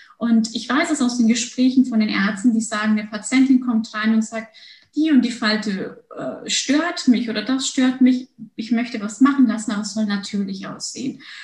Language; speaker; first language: German; early bilingual, other home language; Turkish